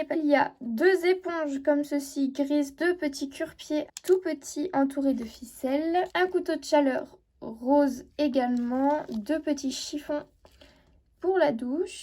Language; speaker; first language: French; native; French